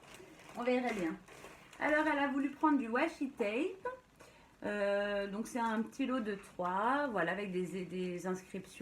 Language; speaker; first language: French; native; French